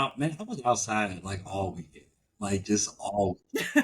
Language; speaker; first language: English; native; English